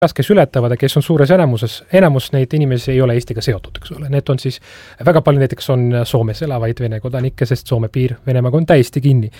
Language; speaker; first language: Estonian; non-native, local second language; Russian